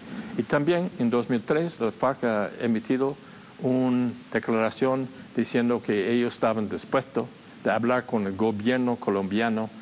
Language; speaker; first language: Spanish; non-native, fluent; English